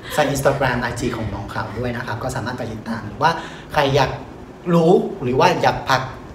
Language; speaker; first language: Thai; non-native, fluent; Vietnamese